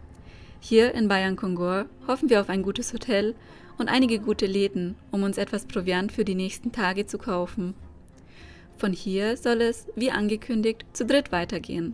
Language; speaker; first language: German; native; German